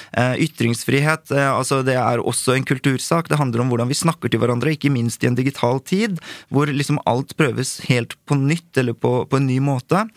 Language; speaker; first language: Norwegian; early bilingual, other home language; Korean